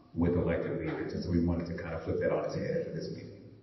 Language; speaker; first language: English; native; English